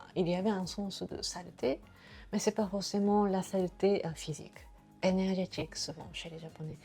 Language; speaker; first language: French; non-native, fluent; Japanese